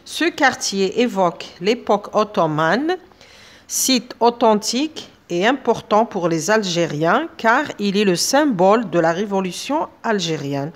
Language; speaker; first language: French; non-native, local second language; Arabic